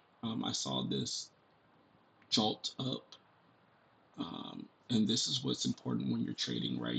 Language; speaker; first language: English; native; English